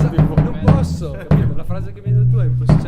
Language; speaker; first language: Italian; native; Italian